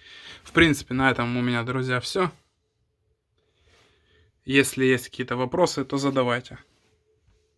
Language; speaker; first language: Russian; native; Russian